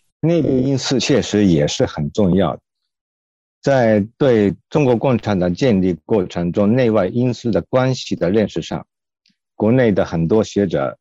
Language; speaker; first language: Chinese; non-native, fluent; Japanese